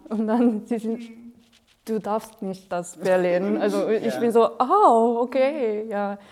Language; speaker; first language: German; non-native, learner; Korean